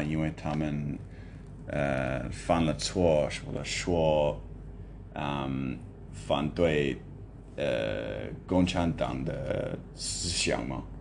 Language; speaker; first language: Chinese; non-native, fluent; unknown